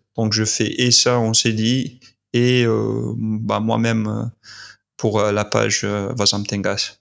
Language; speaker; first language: French; non-native, fluent; English